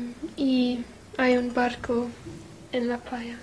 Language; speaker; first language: Spanish; non-native, learner; English